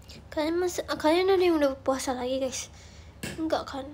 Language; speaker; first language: Indonesian; native; Indonesian